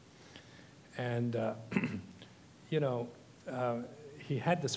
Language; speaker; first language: English; non-native, local second language; Tamil